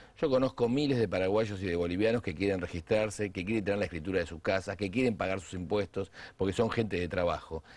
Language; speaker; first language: Spanish; native; Spanish